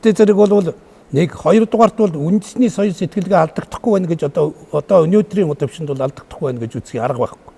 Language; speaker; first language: Mongolian; native; Mongolian